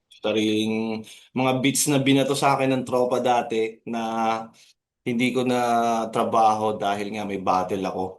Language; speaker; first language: Filipino; native; Filipino